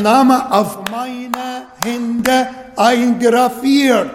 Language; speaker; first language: German; non-native, fluent; Arabic